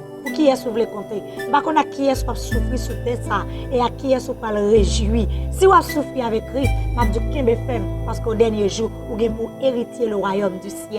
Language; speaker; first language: French; non-native, learner; Haitian Creole